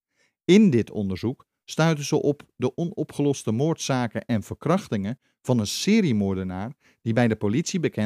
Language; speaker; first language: Dutch; native; Dutch